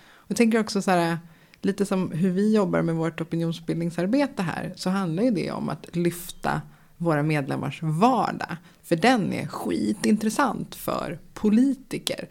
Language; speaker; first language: Swedish; native; Swedish